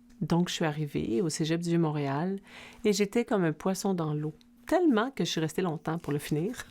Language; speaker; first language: French; native; French